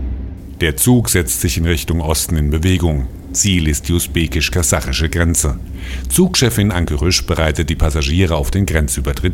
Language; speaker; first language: German; native; German